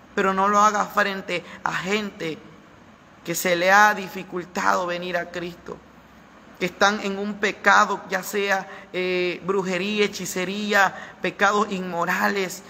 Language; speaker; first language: Spanish; native; Spanish